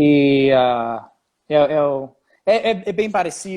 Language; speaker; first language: Portuguese; non-native, fluent; English